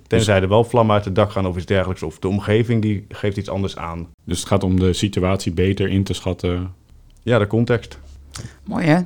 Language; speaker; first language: Dutch; native; Dutch